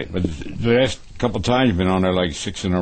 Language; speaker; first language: English; native; English